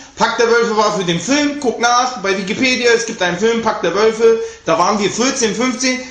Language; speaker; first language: German; early bilingual, other home language; Turkish